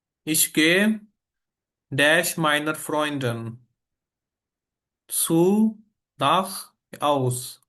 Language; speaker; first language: German; non-native, fluent; Urdu